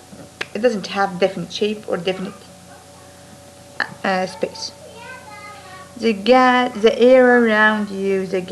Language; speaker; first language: English; non-native, fluent; Arabic